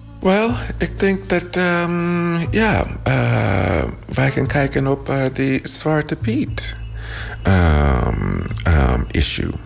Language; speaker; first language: Dutch; non-native, learner; English